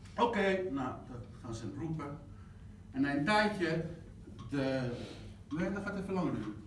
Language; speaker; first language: Dutch; non-native, fluent; Spanish